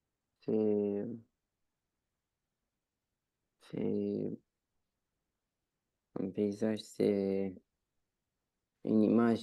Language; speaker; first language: French; non-native, learner; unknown